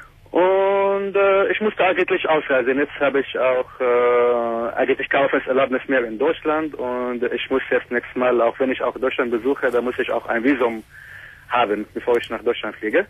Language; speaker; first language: German; non-native, fluent; Arabic